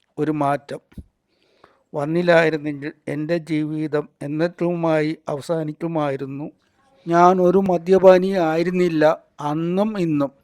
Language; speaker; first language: Malayalam; native; Malayalam